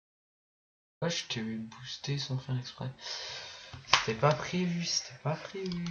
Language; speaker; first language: French; native; French